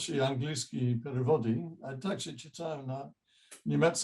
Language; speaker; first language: Russian; non-native, fluent; English